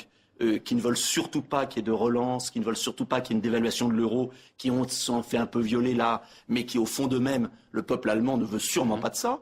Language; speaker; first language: French; native; French